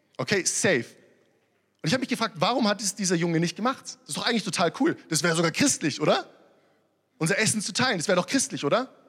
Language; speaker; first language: German; early bilingual, other home language; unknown